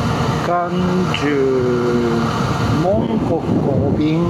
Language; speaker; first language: Chinese; non-native, learner; Japanese